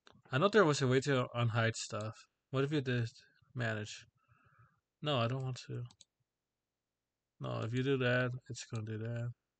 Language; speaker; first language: English; early bilingual, other home language; Spanish